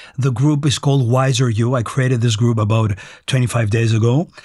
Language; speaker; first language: English; non-native, fluent; Greek